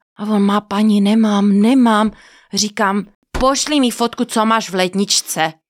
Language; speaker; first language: Czech; non-native, fluent; Spanish